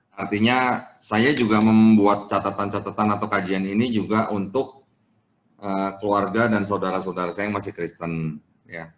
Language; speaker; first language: Indonesian; native; Indonesian